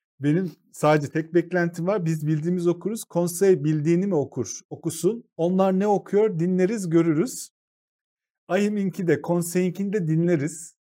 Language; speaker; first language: Turkish; native; Turkish